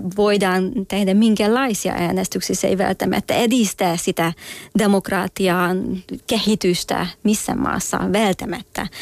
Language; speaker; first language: Finnish; non-native, fluent; Hungarian